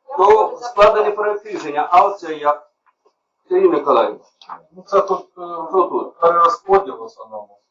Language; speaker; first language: Ukrainian; native; Ukrainian